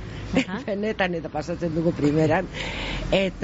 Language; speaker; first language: Basque; non-native, local second language; Spanish